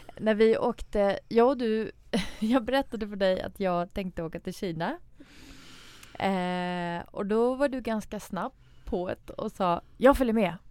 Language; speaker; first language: Swedish; early bilingual, other home language; Persian